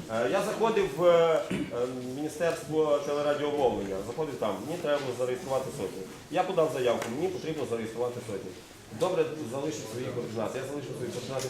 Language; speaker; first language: Ukrainian; native; Ukrainian